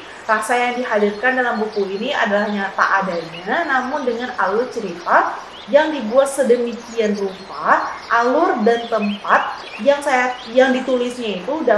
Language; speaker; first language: Indonesian; native; Indonesian